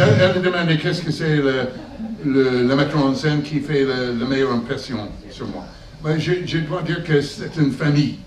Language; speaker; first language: French; non-native, learner; English